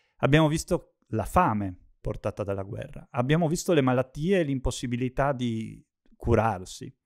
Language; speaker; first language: Italian; native; Italian